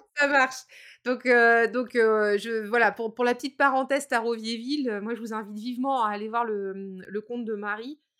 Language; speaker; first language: French; native; French